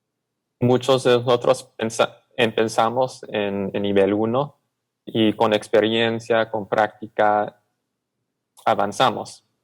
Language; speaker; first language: Spanish; non-native, fluent; English